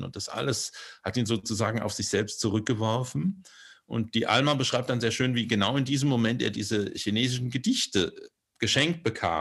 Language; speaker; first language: German; native; German